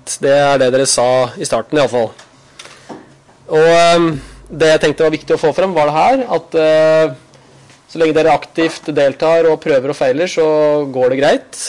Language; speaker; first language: Norwegian; native; Norwegian